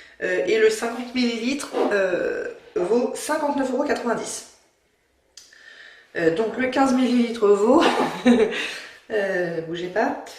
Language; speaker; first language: French; native; French